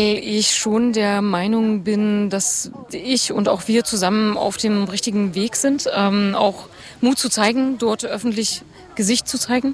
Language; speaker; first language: German; native; German